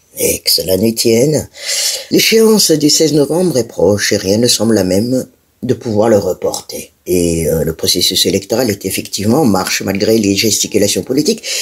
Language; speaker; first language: French; non-native, local second language; Malagasy